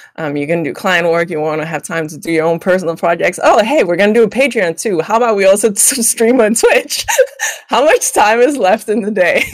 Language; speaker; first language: English; non-native, fluent; Danish